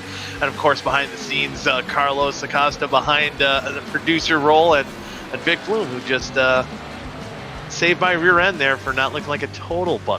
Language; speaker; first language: English; native; English